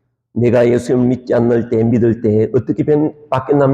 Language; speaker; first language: Korean; native; Korean